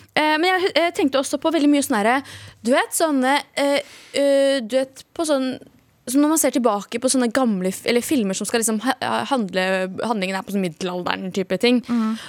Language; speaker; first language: Norwegian; early bilingual, other home language; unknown